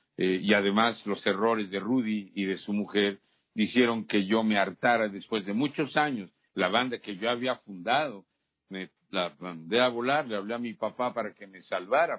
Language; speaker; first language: Spanish; native; Spanish